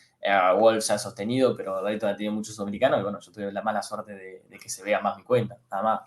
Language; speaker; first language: Spanish; native; Spanish